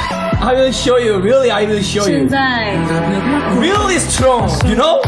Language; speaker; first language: English; non-native, learner; Korean